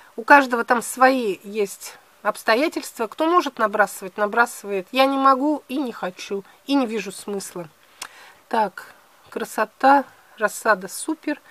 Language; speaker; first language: Russian; native; Russian